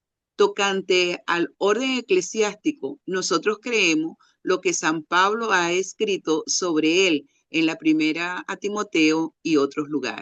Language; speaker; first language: Spanish; native; Spanish